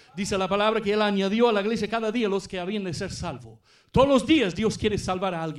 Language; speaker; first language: Spanish; non-native, fluent; English